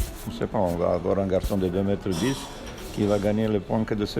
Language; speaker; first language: French; non-native, fluent; Romanian